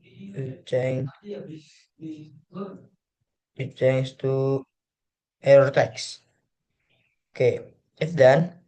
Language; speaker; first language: English; non-native, learner; Indonesian